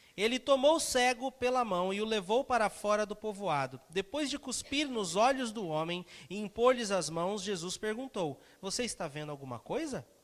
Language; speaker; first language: Portuguese; native; Portuguese